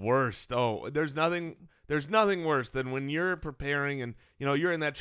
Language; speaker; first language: English; native; English